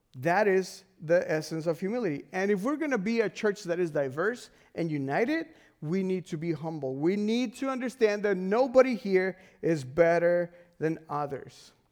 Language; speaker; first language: English; non-native, fluent; Spanish